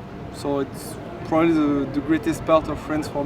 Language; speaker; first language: English; non-native, fluent; French